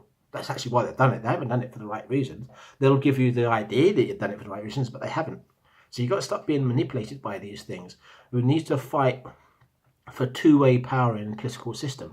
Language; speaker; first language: English; native; English